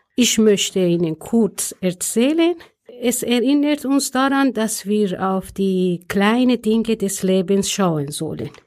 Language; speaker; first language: German; non-native, fluent; Persian